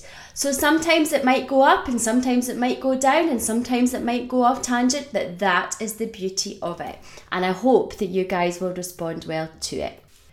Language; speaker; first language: English; native; English